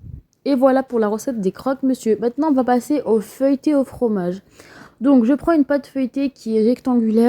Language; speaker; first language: French; native; French